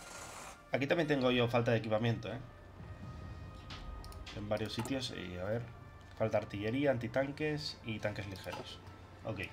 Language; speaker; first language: Spanish; native; Spanish